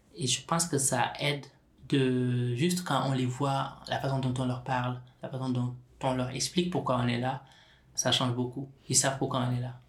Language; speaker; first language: French; non-native, local second language; Wolof